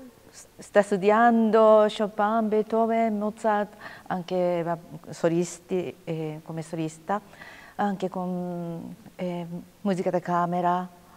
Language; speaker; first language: Italian; non-native, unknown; Japanese